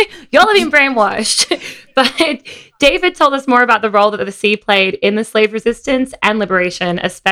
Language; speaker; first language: English; native; English